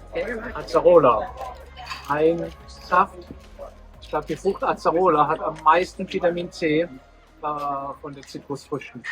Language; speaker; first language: German; native; German